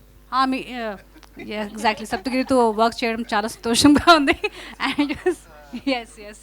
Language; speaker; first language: Telugu; non-native, fluent; Hindi